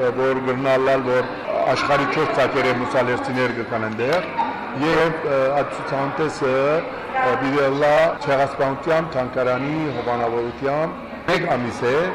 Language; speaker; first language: Armenian; early bilingual, heritage; Armenian